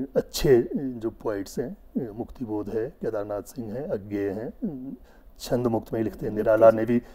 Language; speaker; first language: Hindi; non-native, local second language; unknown